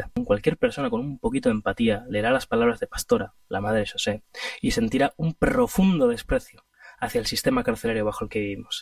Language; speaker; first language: Spanish; native; Spanish